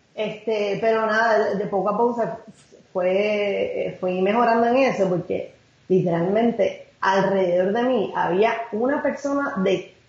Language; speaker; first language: Spanish; native; Spanish